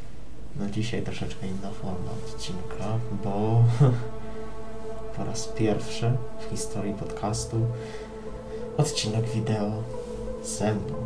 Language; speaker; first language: Polish; native; Polish